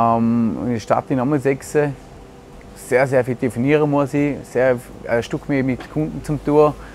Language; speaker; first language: German; native; German